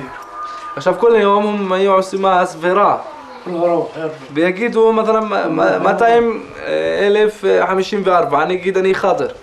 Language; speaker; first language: Hebrew; non-native, local second language; Arabic